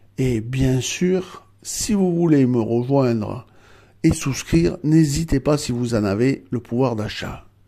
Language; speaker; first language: French; native; French